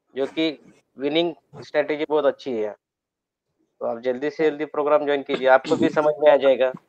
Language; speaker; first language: Hindi; native; Hindi